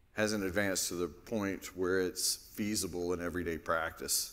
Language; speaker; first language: English; native; English